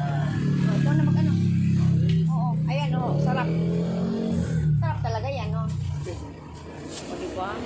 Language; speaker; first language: Filipino; non-native, local second language; Cebuano